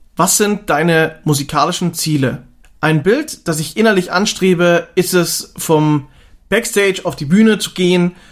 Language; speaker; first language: German; native; German